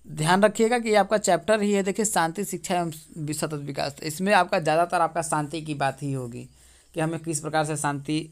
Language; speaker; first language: Hindi; native; Hindi